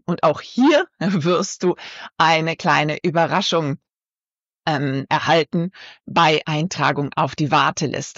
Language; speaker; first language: German; native; German